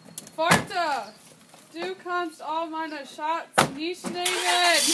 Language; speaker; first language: German; non-native, learner; English